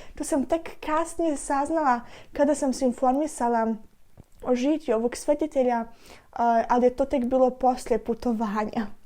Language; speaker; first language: Bosnian; early bilingual, heritage; Serbian